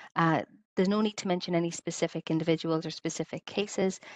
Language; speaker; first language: English; native; English